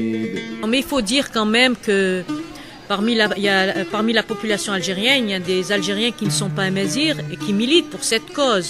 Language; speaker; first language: French; non-native, local second language; Kabyle